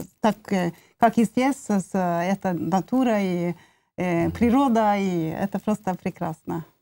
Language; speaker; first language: Russian; non-native, learner; Norwegian